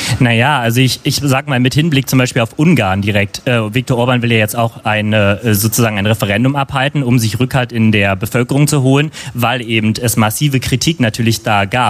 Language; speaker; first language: German; native; German